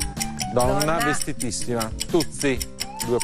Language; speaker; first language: Italian; native; Italian